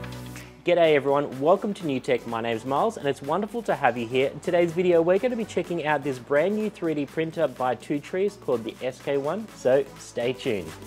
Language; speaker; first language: English; native; English